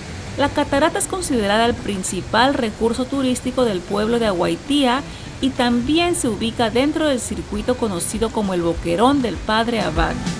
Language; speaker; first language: Spanish; native; Spanish